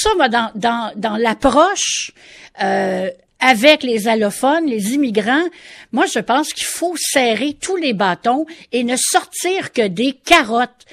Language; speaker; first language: French; native; French